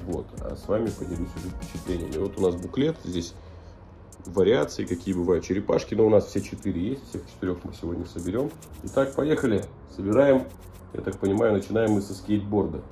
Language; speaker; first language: Russian; native; Russian